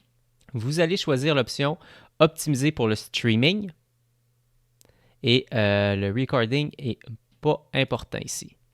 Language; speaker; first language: French; native; French